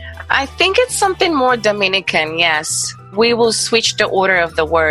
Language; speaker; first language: English; non-native, fluent; Spanish